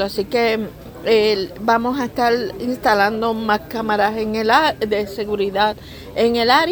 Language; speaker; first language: Spanish; native; Spanish